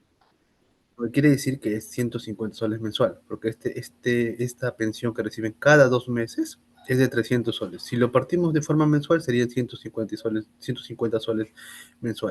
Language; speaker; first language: Spanish; native; Spanish